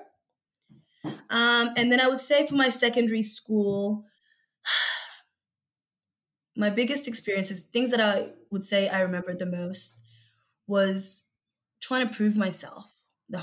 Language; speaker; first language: English; early bilingual, other home language; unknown